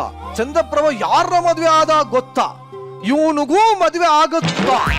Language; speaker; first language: Kannada; native; Kannada